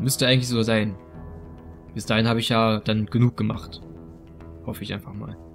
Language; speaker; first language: German; native; German